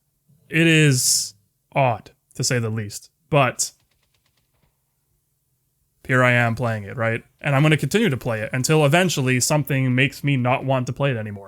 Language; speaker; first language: English; native; English